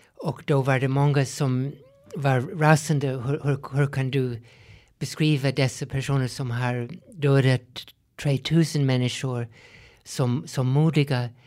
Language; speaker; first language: Swedish; non-native, fluent; English